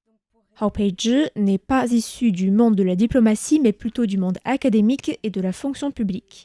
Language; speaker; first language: French; native; French